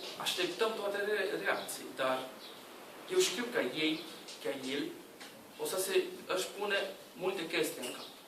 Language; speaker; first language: Romanian; non-native, learner; Portuguese